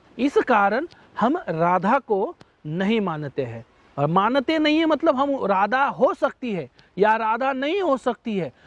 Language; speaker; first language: Hindi; non-native, local second language; Marathi